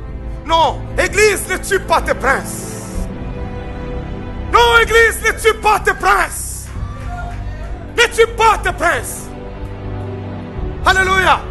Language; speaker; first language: French; non-native, local second language; Haitian Creole